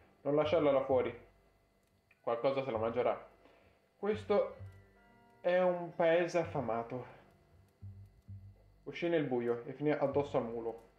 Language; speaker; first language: Italian; native; Italian